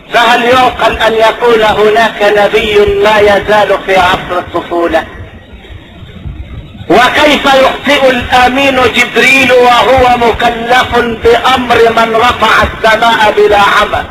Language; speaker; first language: Arabic; native; Arabic